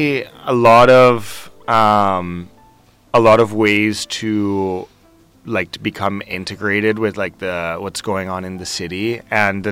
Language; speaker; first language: English; non-native, fluent; Spanish